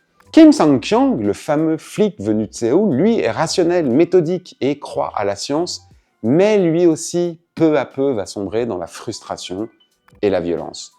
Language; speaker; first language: French; native; French